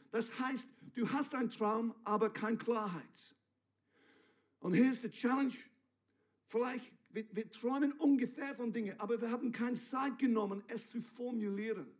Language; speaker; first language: German; non-native, fluent; English